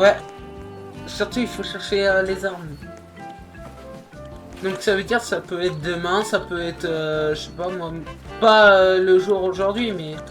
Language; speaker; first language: French; native; French